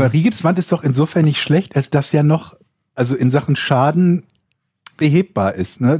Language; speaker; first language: German; native; German